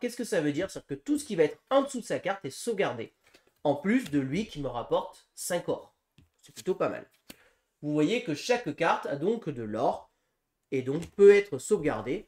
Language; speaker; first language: French; native; French